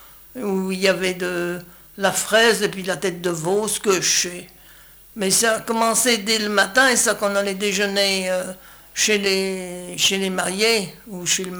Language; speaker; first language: French; native; French